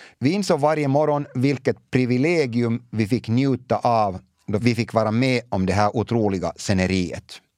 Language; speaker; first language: Swedish; native; Swedish